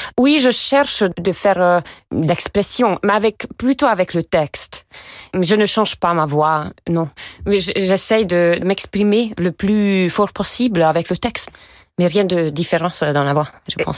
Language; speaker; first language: French; non-native, fluent; Hungarian